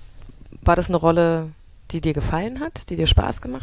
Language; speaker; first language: German; native; German